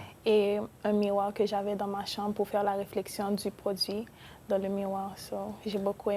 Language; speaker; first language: French; non-native, local second language; Spanish